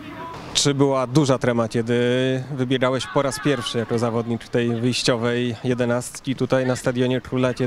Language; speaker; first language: Polish; native; Polish